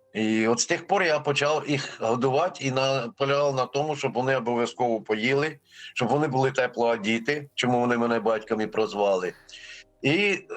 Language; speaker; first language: Ukrainian; non-native, fluent; Armenian